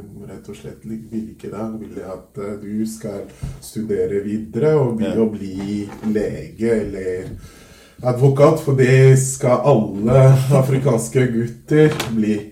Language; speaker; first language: Norwegian; non-native, fluent; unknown